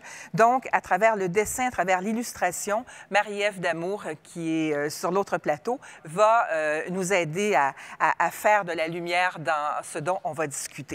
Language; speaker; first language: French; native; French